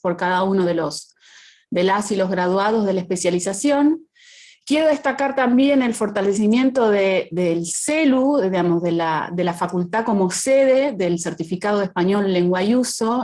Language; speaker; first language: Spanish; native; Spanish